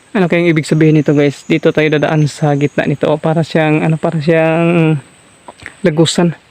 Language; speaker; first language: Filipino; native; Filipino